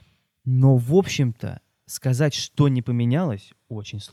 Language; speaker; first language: Russian; native; Russian